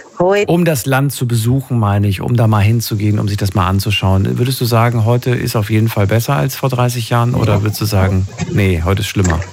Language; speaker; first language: German; native; German